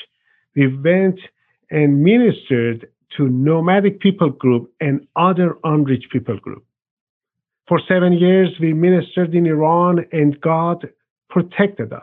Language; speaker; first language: English; non-native, fluent; Persian